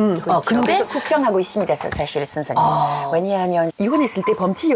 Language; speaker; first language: Korean; non-native, fluent; French